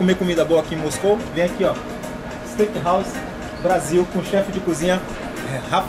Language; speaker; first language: Portuguese; native; Portuguese